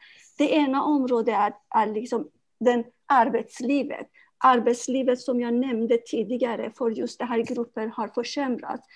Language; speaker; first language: Swedish; non-native, fluent; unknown